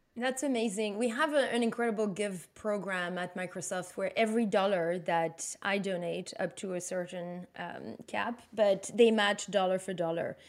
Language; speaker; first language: English; non-native, fluent; French